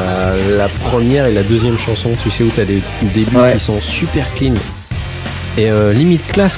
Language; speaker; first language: French; native; French